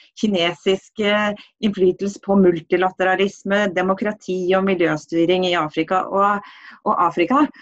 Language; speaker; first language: Norwegian; native; Norwegian